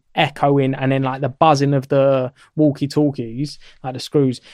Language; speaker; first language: English; native; English